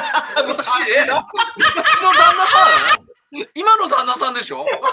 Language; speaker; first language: Japanese; native; Japanese